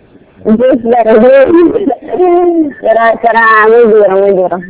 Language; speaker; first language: Spanish; non-native, learner; Russian